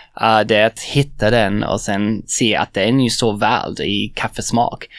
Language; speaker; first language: Swedish; non-native, fluent; English